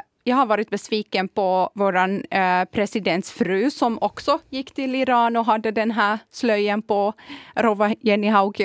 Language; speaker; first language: Swedish; non-native, fluent; Kurdish